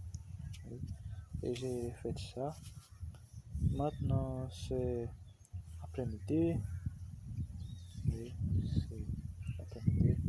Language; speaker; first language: French; non-native, learner; Portuguese